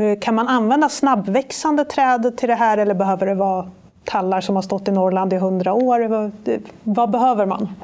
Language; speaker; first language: Swedish; native; Swedish